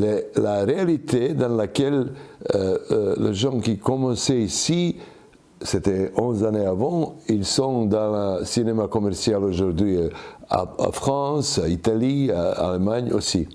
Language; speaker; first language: French; non-native, learner; Serbian